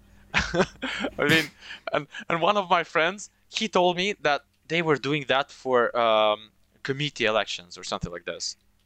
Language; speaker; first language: English; non-native, fluent; Romanian